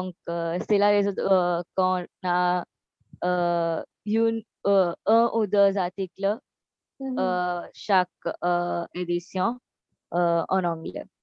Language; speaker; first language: French; non-native, learner; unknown